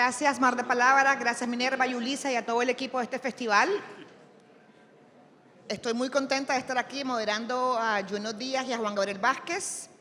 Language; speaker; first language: Spanish; native; Spanish